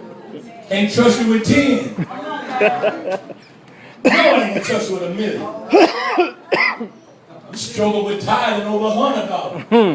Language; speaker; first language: English; native; English